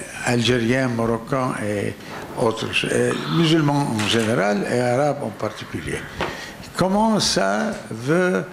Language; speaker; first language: French; non-native, learner; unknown